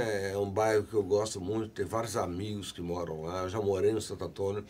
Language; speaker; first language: Portuguese; native; Portuguese